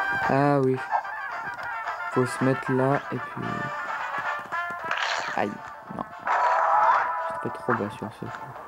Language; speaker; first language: French; native; French